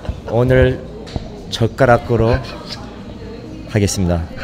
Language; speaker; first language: Korean; early bilingual, heritage; Korean